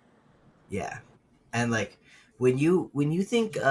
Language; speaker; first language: English; native; English